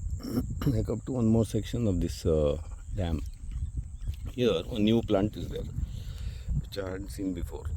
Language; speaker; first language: English; non-native, local second language; Kannada